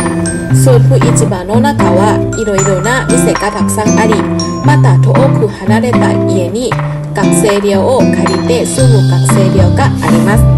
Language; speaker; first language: Japanese; non-native, learner; Thai